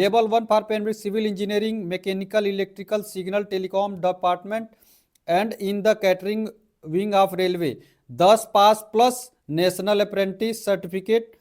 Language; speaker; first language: Hindi; native; Hindi